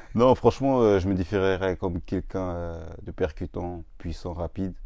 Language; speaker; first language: French; native; French